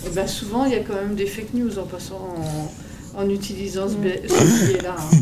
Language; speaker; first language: French; native; French